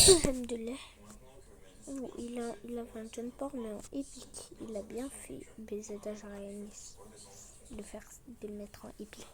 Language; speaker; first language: French; native; French